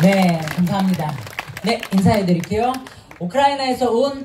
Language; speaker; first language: Korean; non-native, fluent; Ukrainian